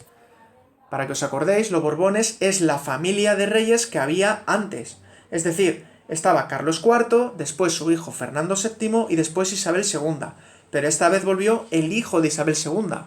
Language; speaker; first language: Spanish; native; Spanish